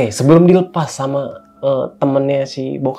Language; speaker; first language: Indonesian; native; Indonesian